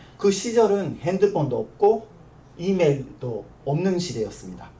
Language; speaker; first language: Korean; non-native, learner; Japanese